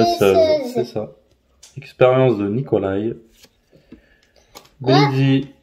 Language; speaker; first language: French; native; French